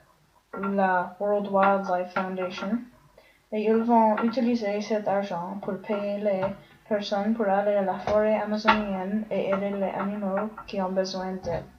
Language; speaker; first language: French; non-native, learner; English